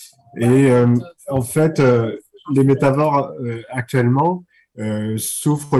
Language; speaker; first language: French; native; French